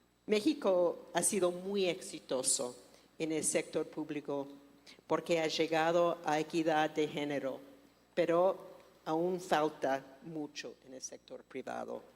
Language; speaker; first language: Spanish; non-native, fluent; English